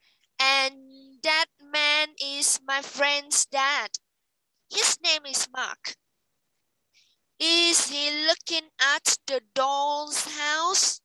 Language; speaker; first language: English; non-native, fluent; Vietnamese